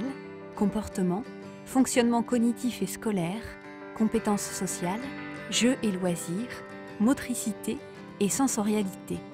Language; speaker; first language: French; native; French